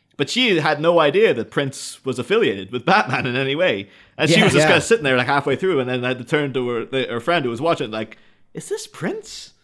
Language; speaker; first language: English; native; English